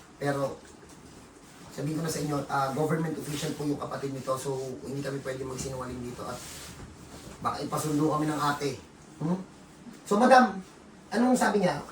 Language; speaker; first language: Filipino; native; Filipino